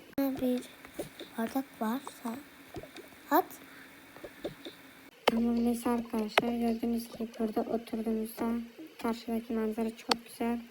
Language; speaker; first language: Turkish; early bilingual, heritage; Turkish